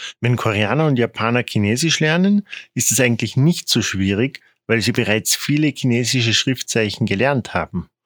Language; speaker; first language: German; non-native, fluent; Korean